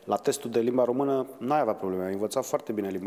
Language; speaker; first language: Romanian; native; Romanian